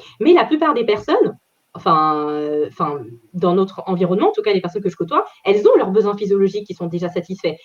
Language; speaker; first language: French; native; French